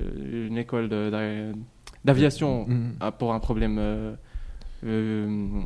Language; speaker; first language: French; non-native, local second language; Arabic